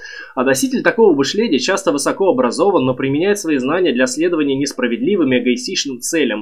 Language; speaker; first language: Russian; native; Russian